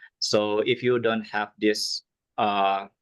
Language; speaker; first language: English; non-native, learner; Indonesian